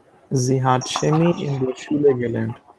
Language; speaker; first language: German; non-native, learner; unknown